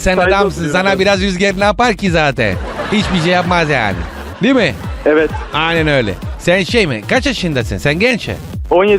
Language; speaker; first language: Turkish; non-native, learner; Italian